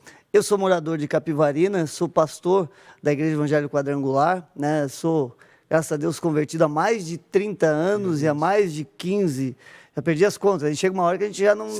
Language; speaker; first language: Portuguese; native; Portuguese